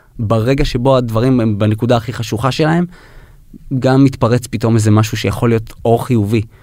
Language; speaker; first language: Hebrew; early bilingual, heritage; Hebrew